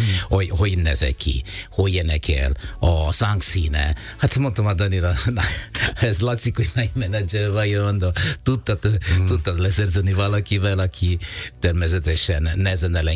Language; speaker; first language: Hungarian; non-native, fluent; Italian